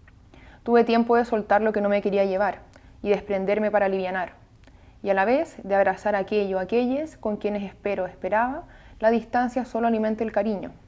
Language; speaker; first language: Spanish; native; Spanish